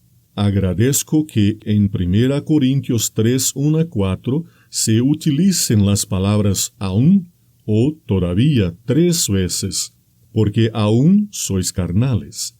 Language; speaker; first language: Spanish; non-native, fluent; Portuguese